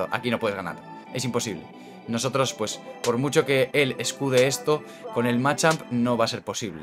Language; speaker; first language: Spanish; native; Spanish